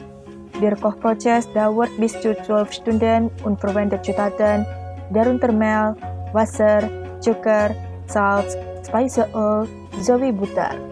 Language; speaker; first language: German; non-native, fluent; Indonesian